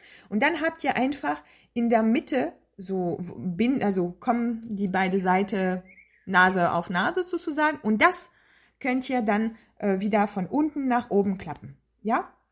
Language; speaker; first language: German; non-native, fluent; French